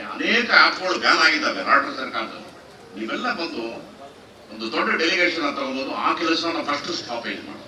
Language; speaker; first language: Kannada; native; Kannada